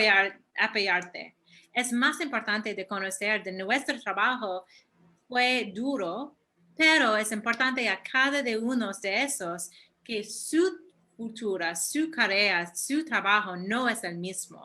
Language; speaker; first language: Spanish; early bilingual, heritage; Spanish